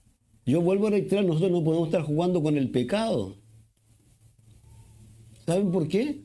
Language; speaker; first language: Spanish; native; Spanish